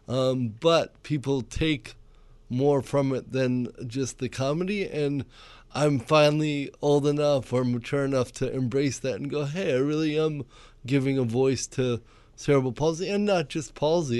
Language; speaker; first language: English; native; English